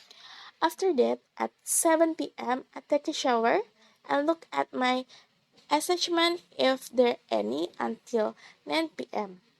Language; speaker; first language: English; non-native, learner; Indonesian